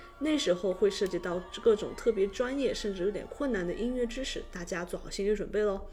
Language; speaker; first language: Chinese; native; Chinese